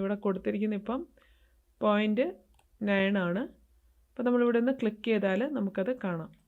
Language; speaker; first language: Malayalam; native; Malayalam